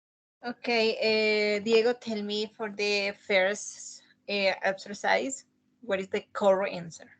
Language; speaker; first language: English; non-native, learner; Spanish